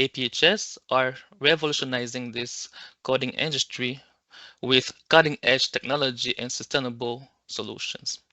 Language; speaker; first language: English; non-native, local second language; French